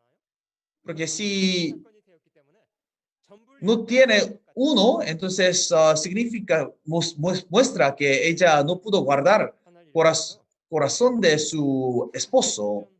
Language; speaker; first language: Spanish; non-native, fluent; Korean